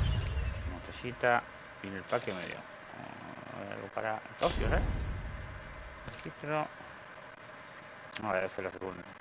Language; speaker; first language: Spanish; native; Spanish